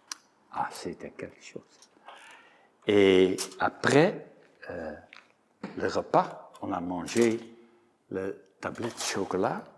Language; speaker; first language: French; non-native, fluent; Dutch